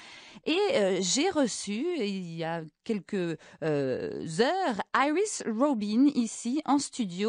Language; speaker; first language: French; native; French